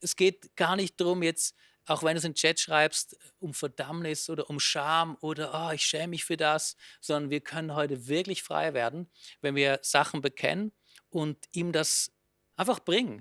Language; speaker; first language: German; native; German